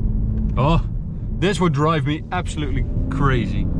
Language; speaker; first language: English; non-native, fluent; Dutch